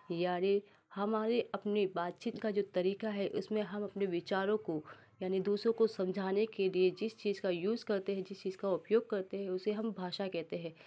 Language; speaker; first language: Hindi; native; Hindi